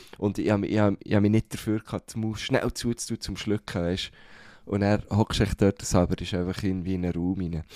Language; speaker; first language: German; native; German